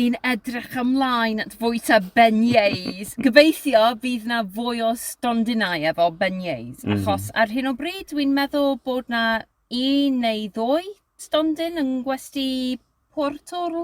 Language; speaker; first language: Welsh; non-native, learner; English